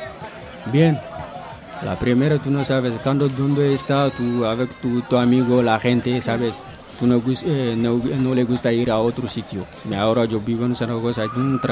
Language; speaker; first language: Spanish; non-native, learner; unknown